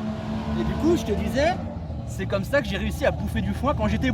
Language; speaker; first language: French; native; French